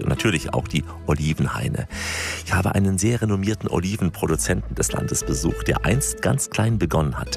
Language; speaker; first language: German; native; German